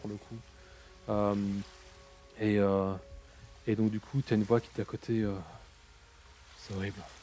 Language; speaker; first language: French; native; French